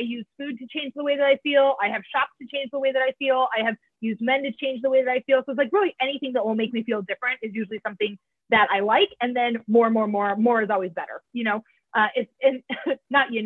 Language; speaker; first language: English; native; English